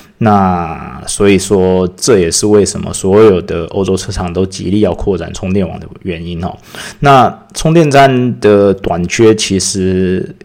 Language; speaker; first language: Chinese; native; Chinese